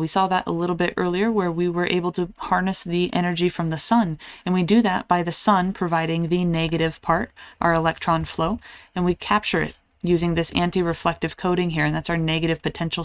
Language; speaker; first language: English; native; English